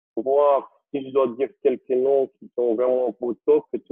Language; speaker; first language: French; non-native, local second language; Dutch